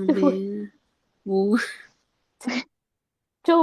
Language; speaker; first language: Chinese; non-native, learner; Indonesian